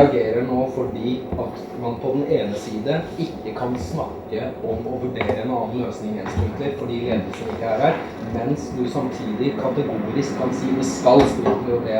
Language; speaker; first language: Norwegian; native; Norwegian